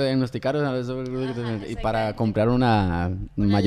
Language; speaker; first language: Spanish; native; Spanish